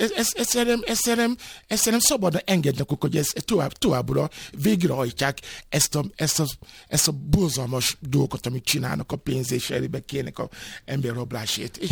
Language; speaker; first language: Hungarian; non-native, fluent; Yoruba